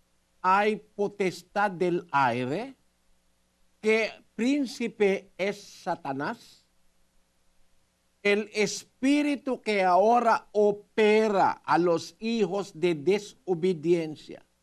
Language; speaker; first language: Spanish; non-native, learner; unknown